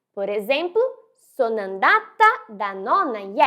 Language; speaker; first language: Italian; non-native, fluent; Portuguese